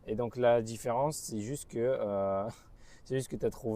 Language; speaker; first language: French; native; French